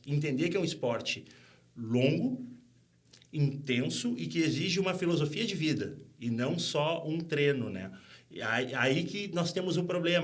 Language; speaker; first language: Portuguese; native; Portuguese